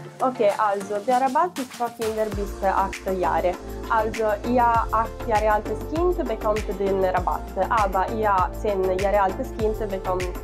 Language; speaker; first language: German; non-native, learner; Italian